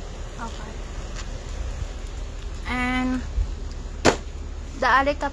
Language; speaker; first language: English; non-native, learner; Filipino